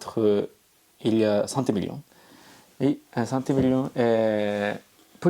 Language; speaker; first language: French; non-native, learner; Japanese